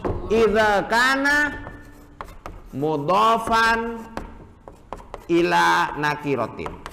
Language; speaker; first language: Arabic; non-native, fluent; Madurese